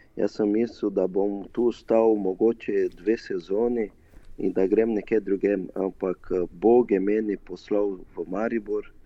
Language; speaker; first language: Slovenian; non-native, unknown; Portuguese